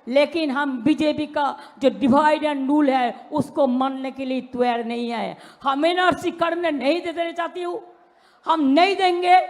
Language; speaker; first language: Hindi; non-native, local second language; Bangla